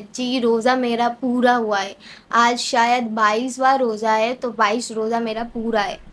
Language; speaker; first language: Hindi; non-native, local second language; Bangla